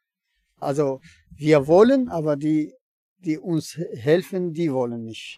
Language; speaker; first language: German; non-native, learner; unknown